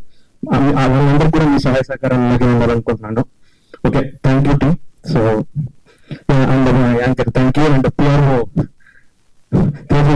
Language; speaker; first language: Telugu; native; Telugu